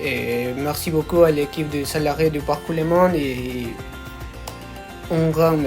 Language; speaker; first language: French; non-native, learner; Spanish